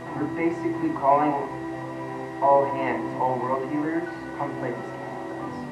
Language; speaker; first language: English; native; English